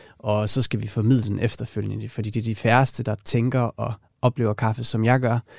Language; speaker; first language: Danish; native; Danish